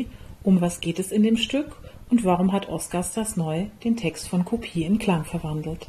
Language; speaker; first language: German; native; German